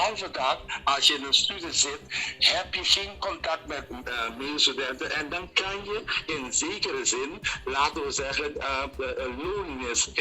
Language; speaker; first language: Dutch; non-native, local second language; Papiamento